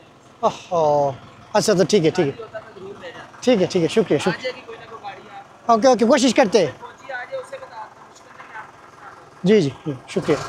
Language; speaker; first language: Hindi; non-native, learner; Bangla